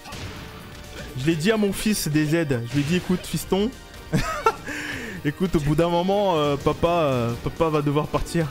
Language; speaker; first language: French; native; French